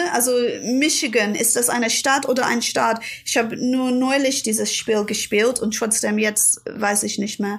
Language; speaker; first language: German; non-native, fluent; English